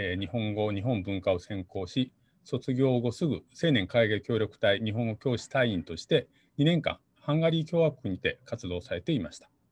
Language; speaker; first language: Japanese; native; Japanese